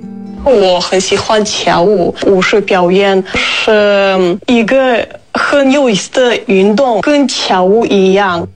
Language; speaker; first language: Chinese; non-native, fluent; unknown